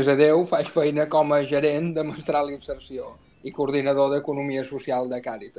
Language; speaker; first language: Catalan; native; Catalan